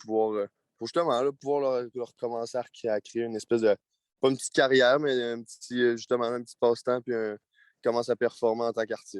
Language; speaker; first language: French; native; French